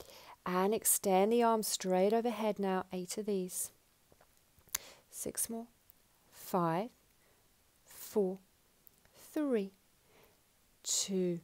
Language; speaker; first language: English; native; English